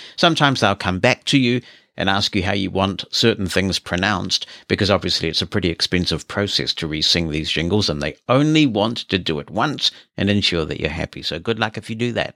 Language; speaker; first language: English; native; English